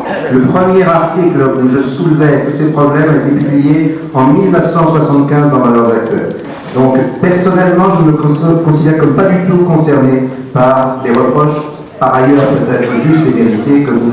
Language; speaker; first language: French; native; French